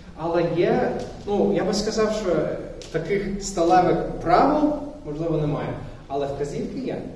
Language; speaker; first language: Ukrainian; non-native, fluent; English